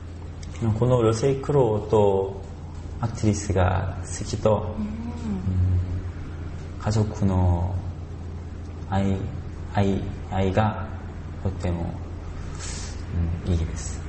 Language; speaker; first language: Japanese; non-native, learner; Korean